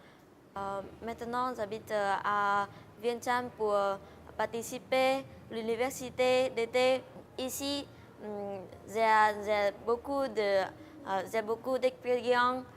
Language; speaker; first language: French; non-native, learner; Vietnamese